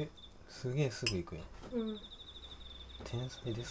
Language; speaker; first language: Japanese; native; Japanese